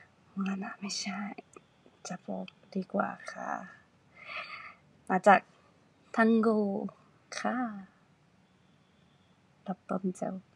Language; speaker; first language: Thai; non-native, learner; Japanese